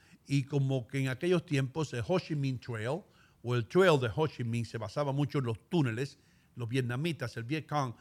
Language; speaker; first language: Spanish; native; Spanish